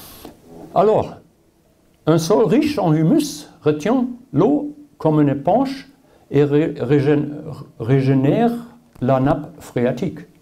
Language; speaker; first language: French; non-native, learner; German